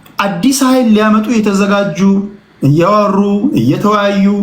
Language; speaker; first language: Amharic; native; Amharic